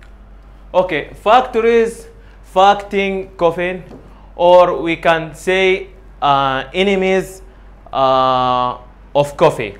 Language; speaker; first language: English; non-native, learner; Arabic